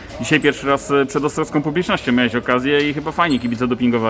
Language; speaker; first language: Polish; native; Polish